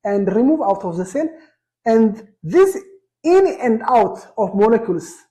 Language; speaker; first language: English; non-native, local second language; Amharic